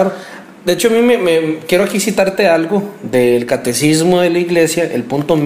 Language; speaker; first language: Spanish; native; Spanish